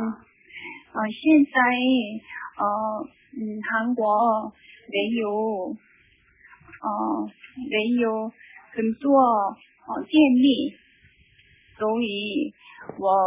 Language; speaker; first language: Chinese; non-native, learner; Korean